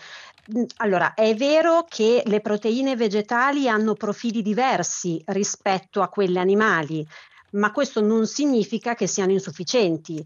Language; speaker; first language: Italian; native; Italian